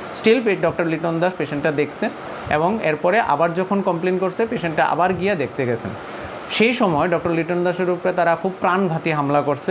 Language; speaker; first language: Bangla; native; Bangla